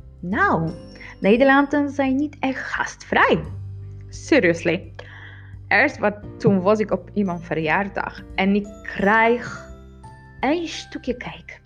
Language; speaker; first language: Dutch; non-native, learner; Polish